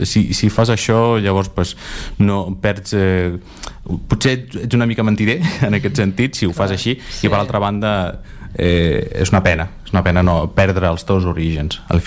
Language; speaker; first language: Catalan; non-native, fluent; Azerbaijani